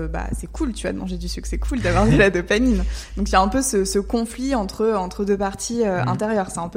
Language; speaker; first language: French; native; French